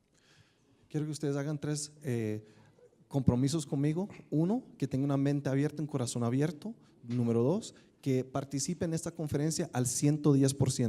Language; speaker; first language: Spanish; native; Spanish